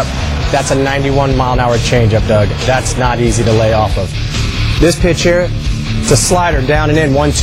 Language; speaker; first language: English; native; English